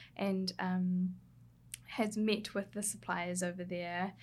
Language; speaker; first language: English; native; English